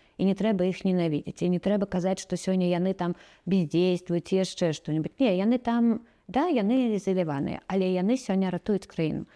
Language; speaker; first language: Belarusian; non-native, local second language; Russian